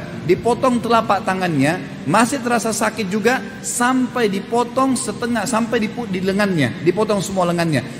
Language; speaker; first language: Indonesian; native; Indonesian